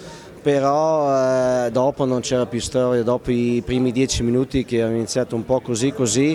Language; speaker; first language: Italian; non-native, local second language; German